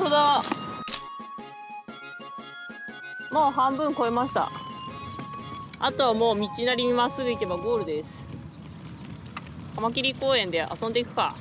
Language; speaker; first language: Japanese; native; Japanese